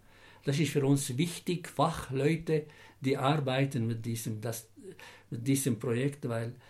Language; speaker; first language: German; non-native, fluent; Arabic